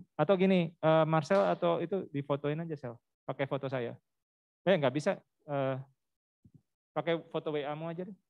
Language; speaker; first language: Indonesian; native; Indonesian